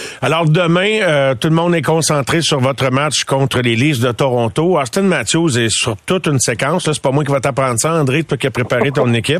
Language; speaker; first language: French; native; French